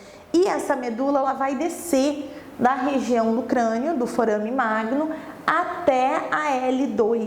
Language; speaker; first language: Portuguese; native; Portuguese